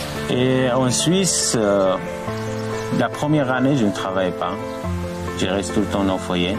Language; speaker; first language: French; non-native, learner; Arabic